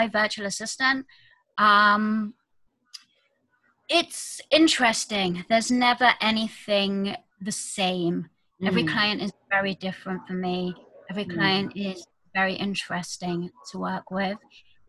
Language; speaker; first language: English; native; English